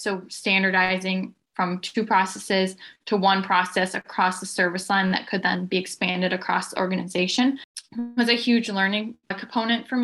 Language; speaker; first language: English; native; English